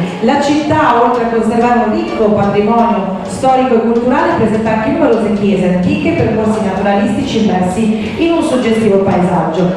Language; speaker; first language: Italian; native; Italian